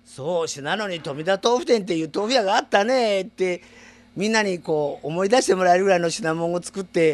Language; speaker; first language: Japanese; native; Japanese